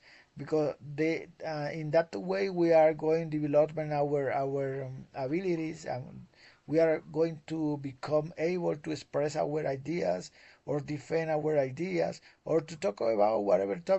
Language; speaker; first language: English; non-native, learner; Spanish